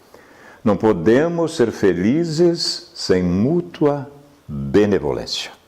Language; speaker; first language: Portuguese; native; Portuguese